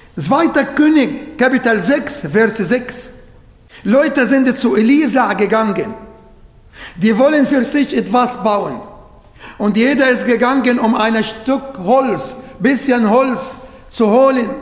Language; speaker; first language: German; non-native, fluent; Arabic